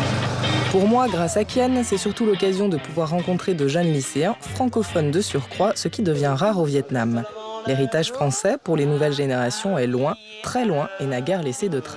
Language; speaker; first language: French; native; French